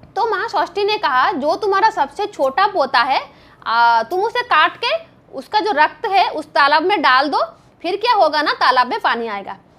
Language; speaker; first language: Hindi; non-native, local second language; Bangla